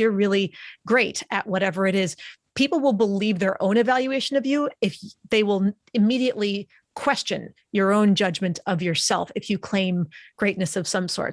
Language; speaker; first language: English; native; English